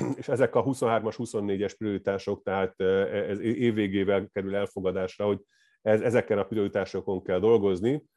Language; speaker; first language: Hungarian; native; Hungarian